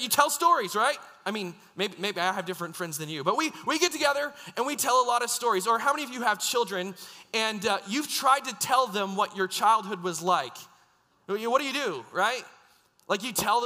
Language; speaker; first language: English; native; English